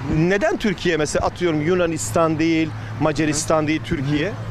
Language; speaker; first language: Turkish; native; Turkish